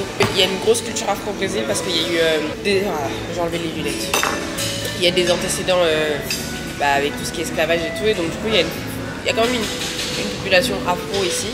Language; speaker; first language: French; native; French